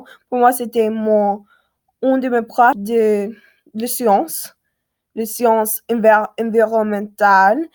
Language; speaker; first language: French; non-native, learner; English